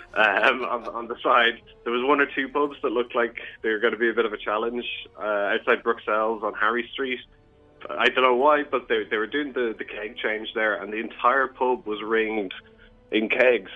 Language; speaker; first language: English; native; English